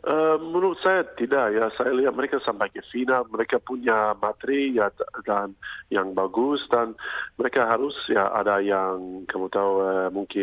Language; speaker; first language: Indonesian; non-native, fluent; English